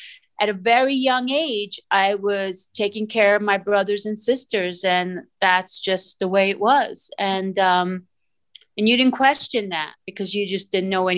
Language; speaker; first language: English; early bilingual, other home language; Italian